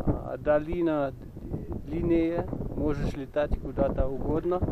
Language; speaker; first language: Russian; non-native, learner; German